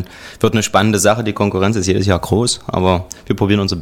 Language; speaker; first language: German; native; German